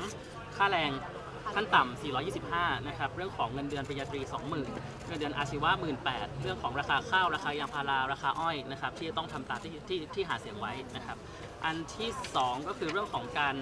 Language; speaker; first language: Thai; native; Thai